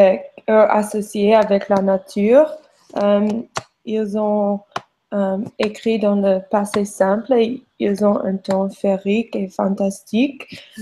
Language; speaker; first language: French; non-native, learner; English